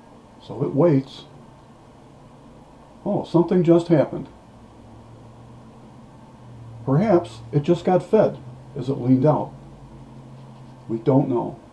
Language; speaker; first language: English; native; English